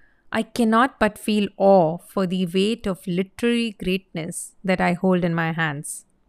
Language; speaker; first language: English; non-native, local second language; Hindi